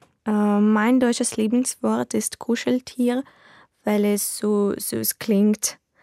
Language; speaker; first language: German; non-native, learner; Russian